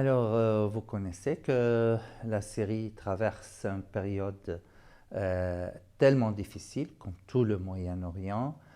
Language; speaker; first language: French; non-native, fluent; Arabic